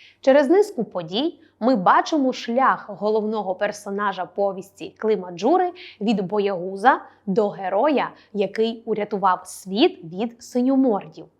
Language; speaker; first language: Ukrainian; native; Ukrainian